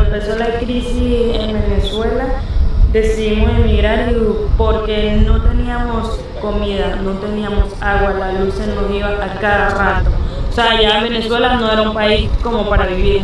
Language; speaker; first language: Spanish; native; Spanish